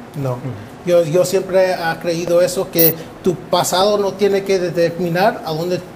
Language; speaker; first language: Spanish; early bilingual, heritage; Spanish